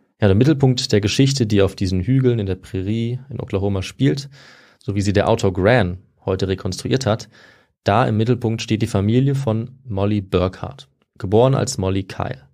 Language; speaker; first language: German; native; German